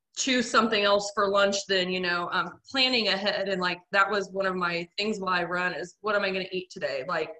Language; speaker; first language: English; native; English